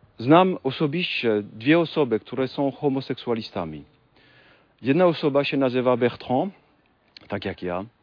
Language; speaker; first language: Polish; non-native, fluent; French